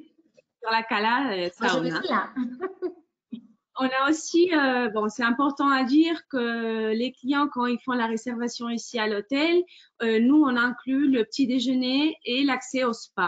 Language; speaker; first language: French; non-native, fluent; Spanish